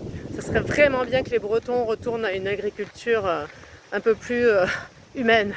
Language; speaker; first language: French; native; French